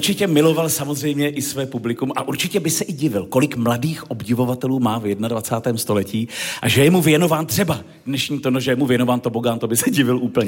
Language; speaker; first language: Czech; native; Czech